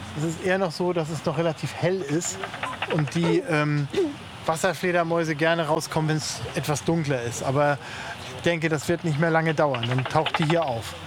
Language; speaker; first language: German; native; German